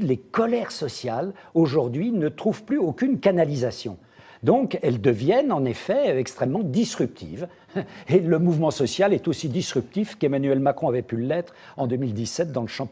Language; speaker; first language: French; native; French